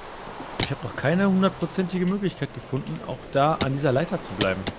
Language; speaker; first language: German; native; German